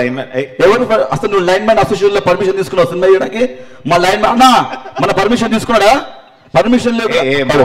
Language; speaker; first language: Telugu; native; Telugu